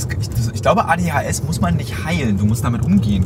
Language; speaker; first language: German; native; German